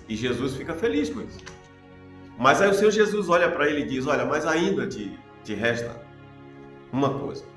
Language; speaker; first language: Portuguese; native; Portuguese